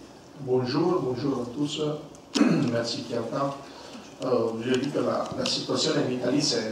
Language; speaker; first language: French; non-native, learner; Italian